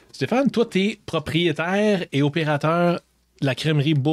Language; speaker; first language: French; native; French